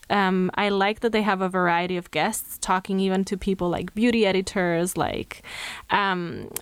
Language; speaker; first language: English; non-native, fluent; Slovenian